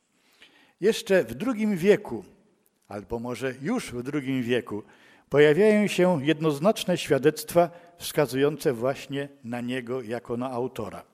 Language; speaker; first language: Polish; native; Polish